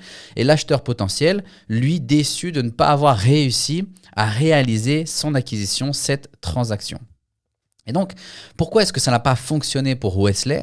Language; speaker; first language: French; native; French